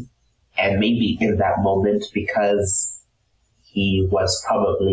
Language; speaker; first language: English; non-native, local second language; Shona